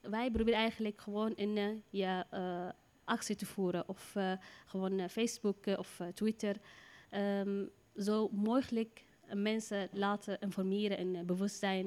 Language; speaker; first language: Dutch; non-native, learner; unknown